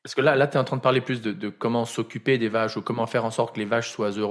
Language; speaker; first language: French; native; French